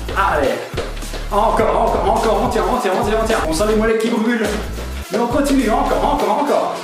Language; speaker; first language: French; native; French